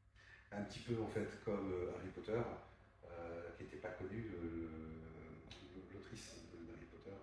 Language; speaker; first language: French; native; French